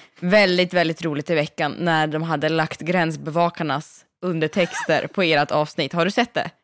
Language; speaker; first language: Swedish; native; Swedish